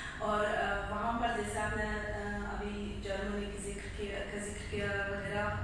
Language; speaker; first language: Urdu; non-native, fluent; Polish